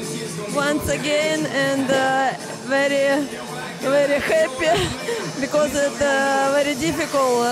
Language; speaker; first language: English; non-native, learner; Russian